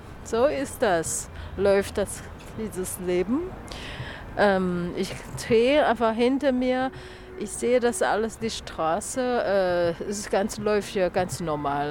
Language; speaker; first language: German; non-native, learner; Chinese